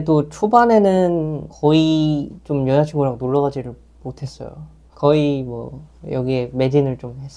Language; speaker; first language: Korean; native; Korean